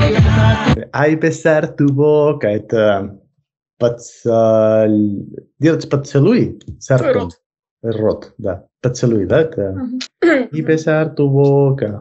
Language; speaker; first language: Russian; non-native, learner; Spanish